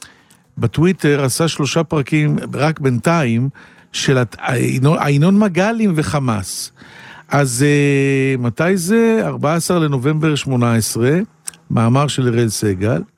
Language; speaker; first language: Hebrew; native; Hebrew